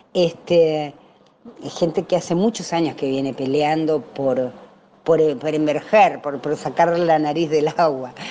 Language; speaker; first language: Spanish; native; Spanish